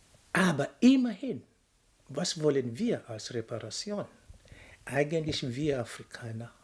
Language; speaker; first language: German; non-native, fluent; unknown